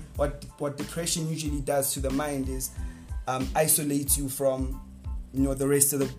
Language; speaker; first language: English; non-native, local second language; Northern Sotho